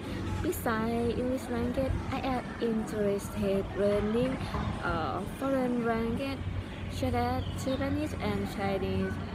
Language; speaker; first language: English; non-native, learner; Thai